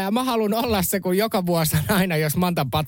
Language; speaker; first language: Finnish; native; Finnish